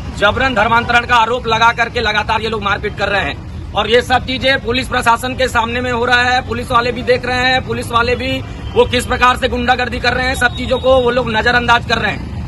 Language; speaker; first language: Hindi; native; Hindi